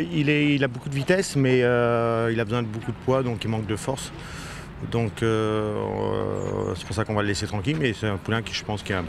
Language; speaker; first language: French; native; French